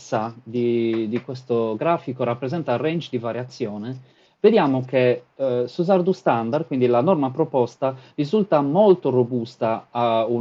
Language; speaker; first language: Italian; native; Italian